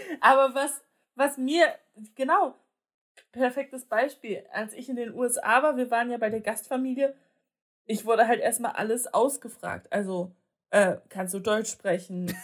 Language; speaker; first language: German; early bilingual, other home language; Polish